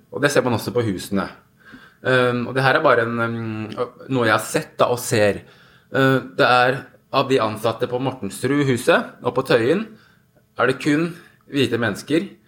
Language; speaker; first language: Norwegian; early bilingual, other home language; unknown